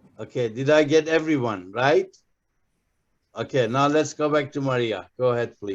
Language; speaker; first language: English; non-native, fluent; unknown